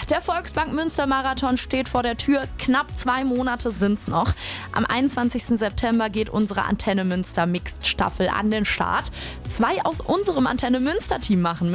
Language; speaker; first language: German; native; German